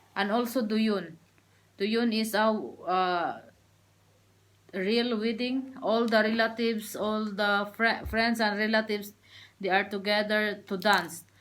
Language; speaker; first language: English; non-native, learner; Filipino